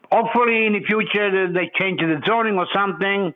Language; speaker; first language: English; non-native, fluent; Italian